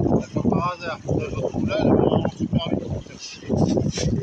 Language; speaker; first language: French; native; French